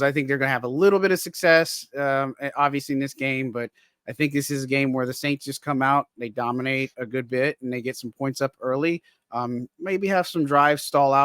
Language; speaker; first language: English; native; English